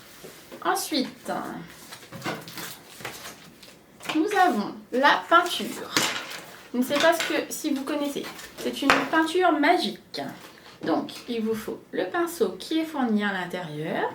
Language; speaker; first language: French; native; French